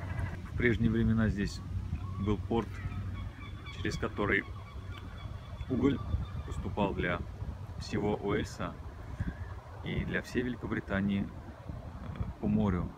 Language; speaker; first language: Russian; native; Russian